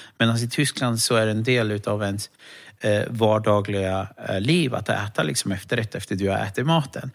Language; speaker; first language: Swedish; early bilingual, other home language; Romany